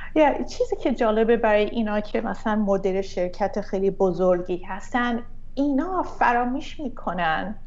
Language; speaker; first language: Persian; early bilingual, heritage; Persian